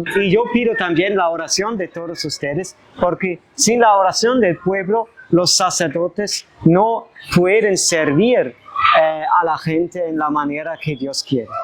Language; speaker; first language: Spanish; non-native, fluent; German